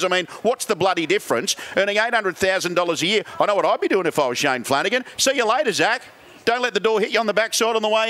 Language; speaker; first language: English; native; English